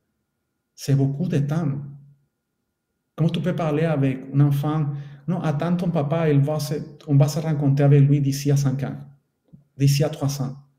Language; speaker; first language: French; non-native, fluent; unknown